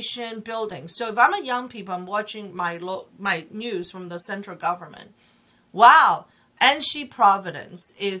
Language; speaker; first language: English; non-native, fluent; Chinese